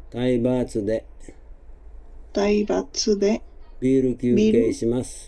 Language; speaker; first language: Japanese; native; Japanese